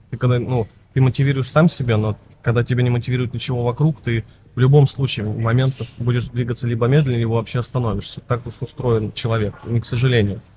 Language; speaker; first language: Russian; native; Russian